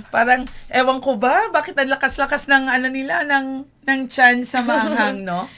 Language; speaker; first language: Filipino; non-native, local second language; Hiligaynon